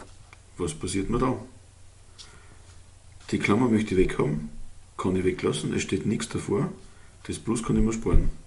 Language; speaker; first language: German; native; German